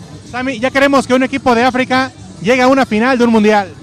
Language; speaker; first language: Spanish; native; Spanish